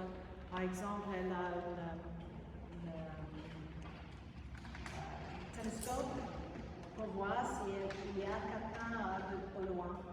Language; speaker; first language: French; non-native, fluent; English